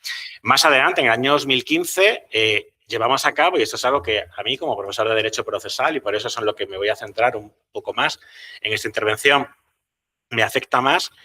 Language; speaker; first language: Spanish; native; Spanish